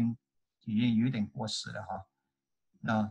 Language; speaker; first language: Chinese; native; Chinese